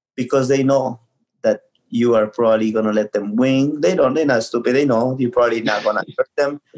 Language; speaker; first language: English; early bilingual, other home language; Spanish